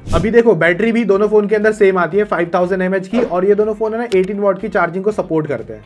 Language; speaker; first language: Hindi; native; Hindi